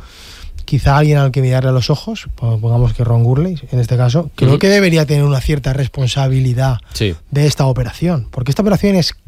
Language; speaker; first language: Spanish; native; Spanish